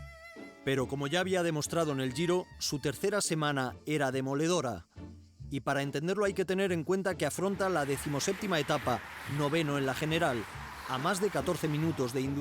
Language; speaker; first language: Spanish; native; Spanish